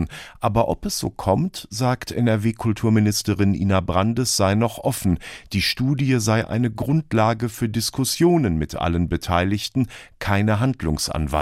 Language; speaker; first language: German; native; German